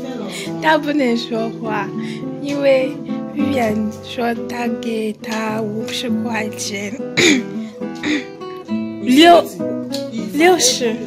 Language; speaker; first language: Chinese; non-native, learner; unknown